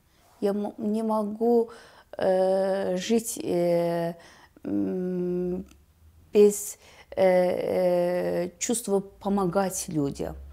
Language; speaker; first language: Russian; non-native, learner; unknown